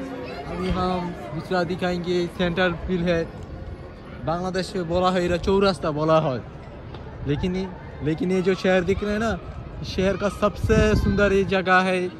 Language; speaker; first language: Hindi; non-native, learner; Bangla